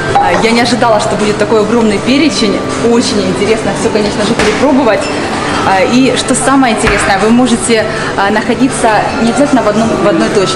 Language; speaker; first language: Russian; native; Russian